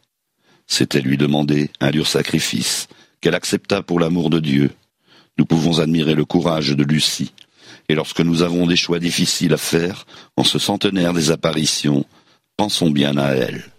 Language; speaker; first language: French; native; French